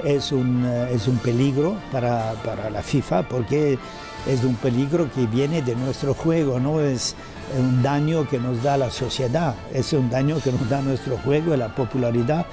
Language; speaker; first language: Spanish; non-native, fluent; German